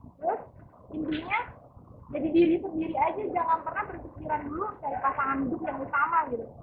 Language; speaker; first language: Indonesian; native; Indonesian